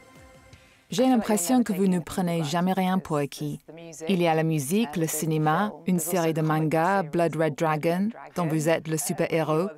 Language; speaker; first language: French; native; French